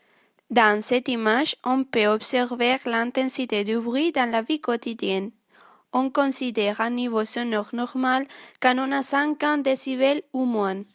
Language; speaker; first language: French; non-native, learner; Spanish